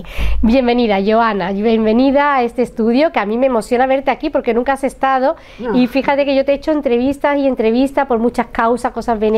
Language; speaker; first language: Spanish; native; Spanish